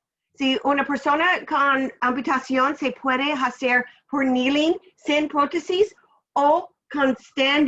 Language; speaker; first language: Spanish; non-native, learner; English